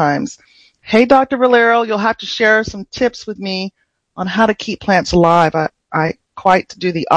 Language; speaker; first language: English; native; English